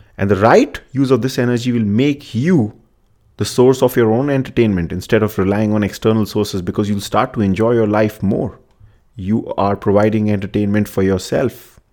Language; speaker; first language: English; non-native, local second language; Hindi